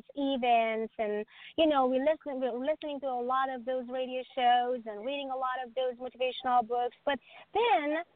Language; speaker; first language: English; non-native, fluent; Persian